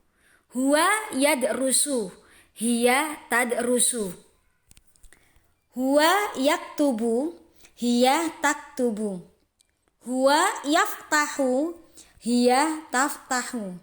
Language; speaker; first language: Arabic; non-native, fluent; Indonesian